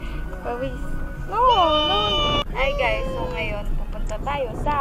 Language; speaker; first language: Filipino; native; Filipino